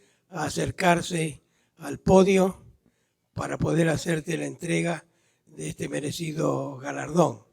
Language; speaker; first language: Spanish; native; Spanish